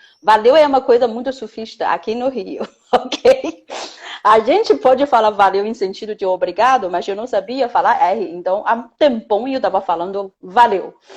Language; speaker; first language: Portuguese; non-native, fluent; Chinese